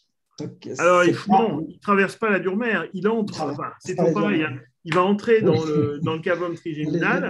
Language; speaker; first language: French; native; French